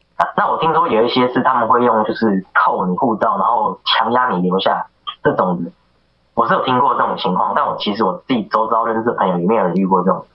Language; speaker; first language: Chinese; native; Chinese